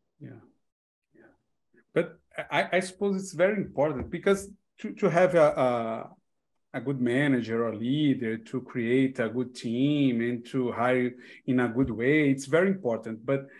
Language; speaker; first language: English; non-native, learner; Portuguese